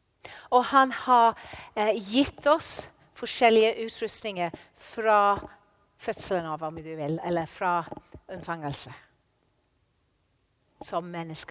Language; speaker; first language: Norwegian; non-native, fluent; English